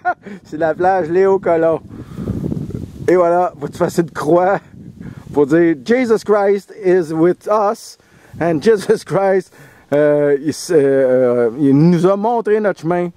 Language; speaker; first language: French; native; French